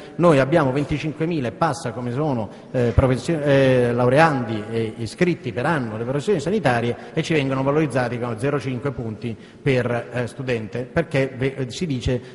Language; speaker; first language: Italian; native; Italian